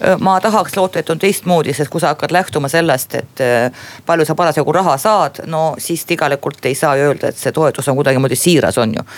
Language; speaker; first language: Estonian; non-native, local second language; Russian